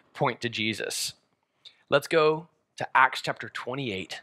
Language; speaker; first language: English; native; English